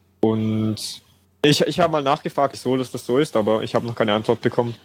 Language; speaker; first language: German; native; German